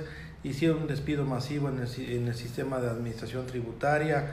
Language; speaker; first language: Spanish; native; Spanish